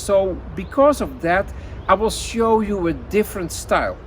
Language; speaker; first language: English; non-native, fluent; Dutch